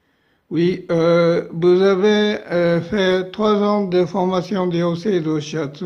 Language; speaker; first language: French; non-native, fluent; Japanese